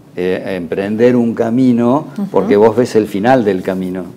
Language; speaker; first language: Spanish; native; Spanish